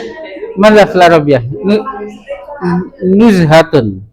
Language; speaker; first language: Arabic; non-native, learner; Indonesian